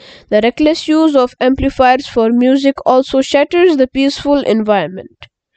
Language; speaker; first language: English; non-native, local second language; Urdu